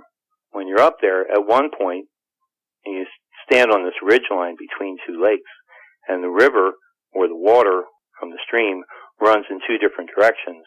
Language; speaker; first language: English; native; English